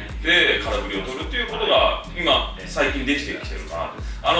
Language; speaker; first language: Japanese; native; Japanese